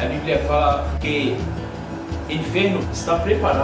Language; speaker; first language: Portuguese; non-native, learner; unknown